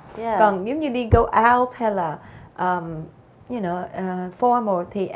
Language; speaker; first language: Vietnamese; native; Vietnamese